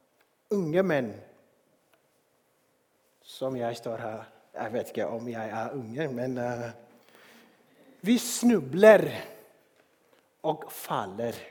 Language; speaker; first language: Norwegian; non-native, fluent; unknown